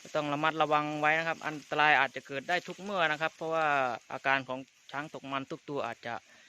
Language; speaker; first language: Thai; native; Thai